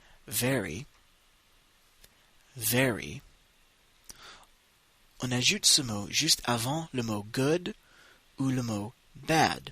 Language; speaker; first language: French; non-native, fluent; English